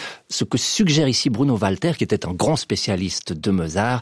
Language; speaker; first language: French; native; French